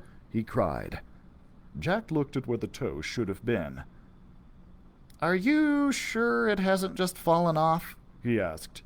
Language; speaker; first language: English; native; English